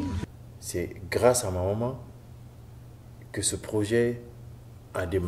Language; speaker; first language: French; non-native, local second language; Mandingo